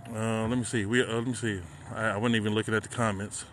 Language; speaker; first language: English; native; English